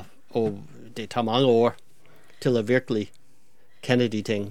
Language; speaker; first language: Norwegian; non-native, fluent; English